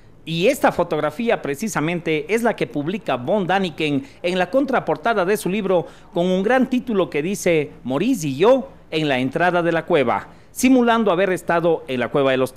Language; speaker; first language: Spanish; native; Spanish